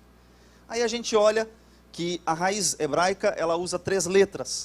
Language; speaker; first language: Portuguese; native; Portuguese